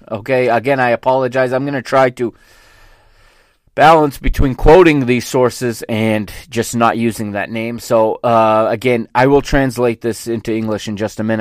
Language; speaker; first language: English; native; English